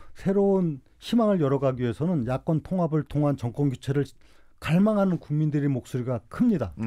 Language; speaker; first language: Korean; native; Korean